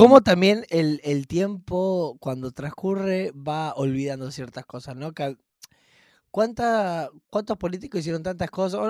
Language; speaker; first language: Spanish; native; Spanish